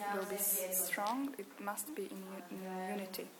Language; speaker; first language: English; non-native, learner; Slovak